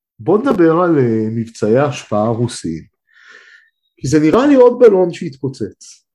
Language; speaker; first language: Hebrew; native; Hebrew